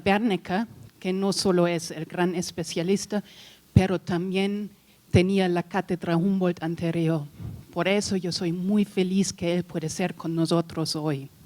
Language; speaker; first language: Spanish; non-native, learner; German